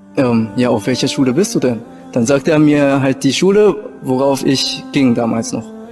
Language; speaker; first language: German; early bilingual, other home language; Japanese